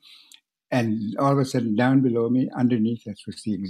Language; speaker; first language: English; non-native, fluent; Cree